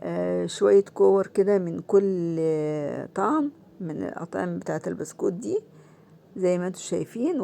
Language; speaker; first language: Arabic; native; Arabic